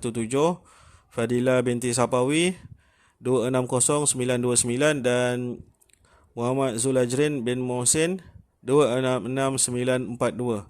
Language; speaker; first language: Malay; native; Malay